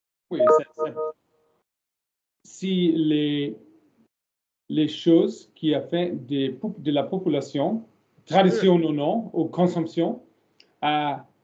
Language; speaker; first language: French; non-native, learner; German